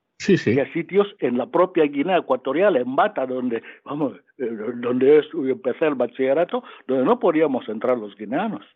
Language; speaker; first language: Spanish; non-native, local second language; Fang